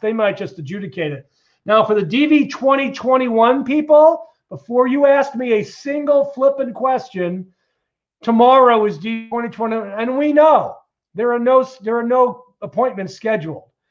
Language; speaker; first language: English; native; English